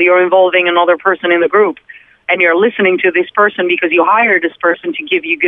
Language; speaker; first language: English; non-native, fluent; Italian